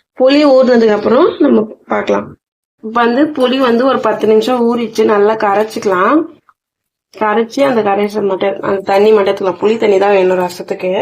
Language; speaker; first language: Tamil; native; Tamil